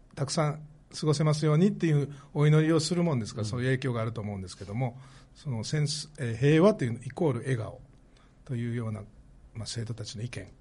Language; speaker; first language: Japanese; native; Japanese